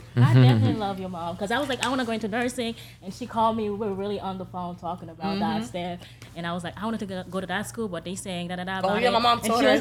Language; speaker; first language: English; early bilingual, other home language; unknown